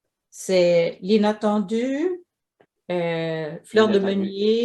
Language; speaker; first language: French; non-native, fluent; Swedish